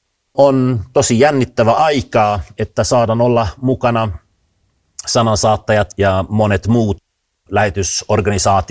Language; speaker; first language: Finnish; early bilingual, heritage; Finnish